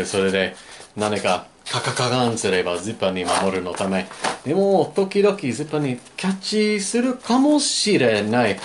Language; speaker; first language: Japanese; non-native, learner; English